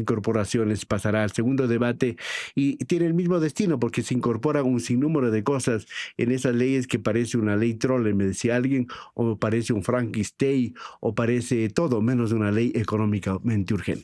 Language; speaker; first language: Spanish; native; Spanish